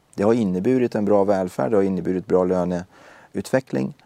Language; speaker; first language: Swedish; early bilingual, other home language; Persian